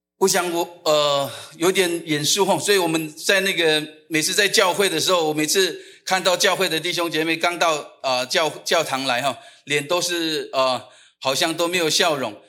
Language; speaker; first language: Chinese; non-native, local second language; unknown